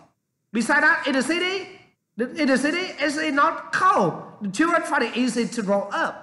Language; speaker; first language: English; non-native, learner; Vietnamese